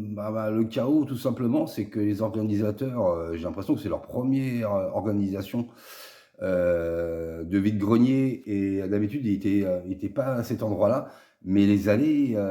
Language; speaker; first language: French; native; French